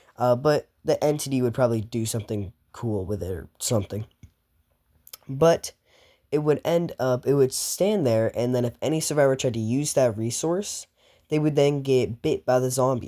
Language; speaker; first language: English; native; English